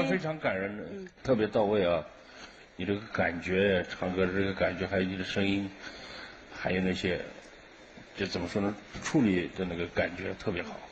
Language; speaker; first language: Chinese; non-native, local second language; Uyghur